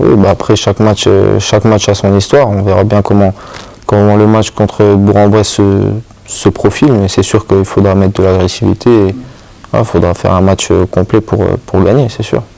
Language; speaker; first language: French; native; French